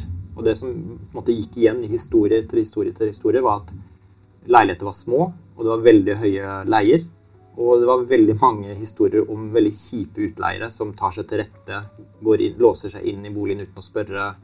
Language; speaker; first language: Norwegian; native; Norwegian